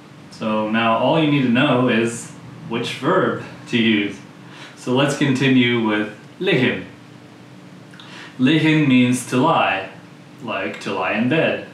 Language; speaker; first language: English; non-native, fluent; Dutch